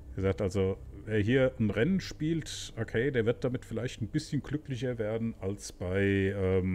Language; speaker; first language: German; native; German